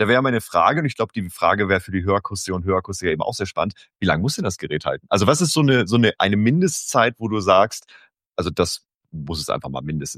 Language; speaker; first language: German; native; German